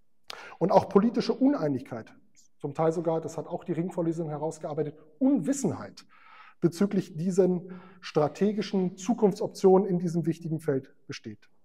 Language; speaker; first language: German; native; German